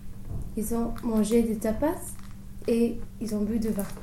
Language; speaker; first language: French; non-native, learner; English